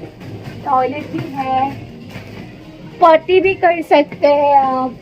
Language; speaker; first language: Hindi; non-native, local second language; Assamese